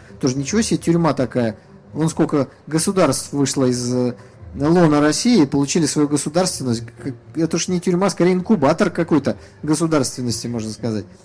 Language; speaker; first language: Russian; native; Russian